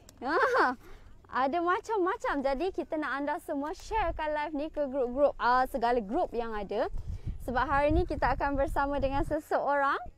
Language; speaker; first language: Malay; native; Malay